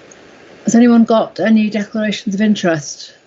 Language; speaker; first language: English; native; English